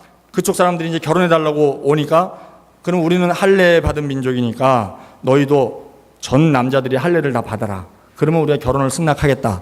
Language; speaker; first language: Korean; native; Korean